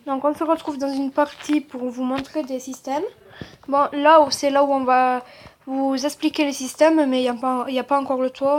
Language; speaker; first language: French; native; French